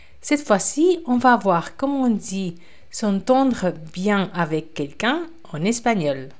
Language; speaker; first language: French; non-native, fluent; Spanish